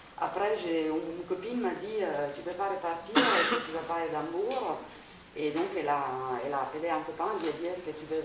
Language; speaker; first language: French; non-native, fluent; Italian